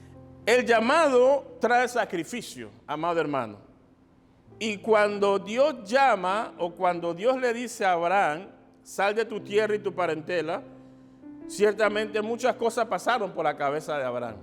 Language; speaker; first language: Spanish; native; Spanish